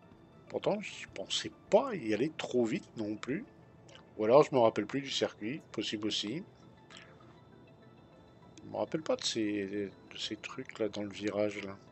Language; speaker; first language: French; native; French